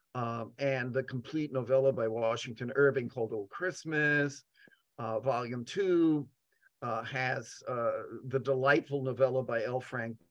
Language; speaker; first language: English; native; English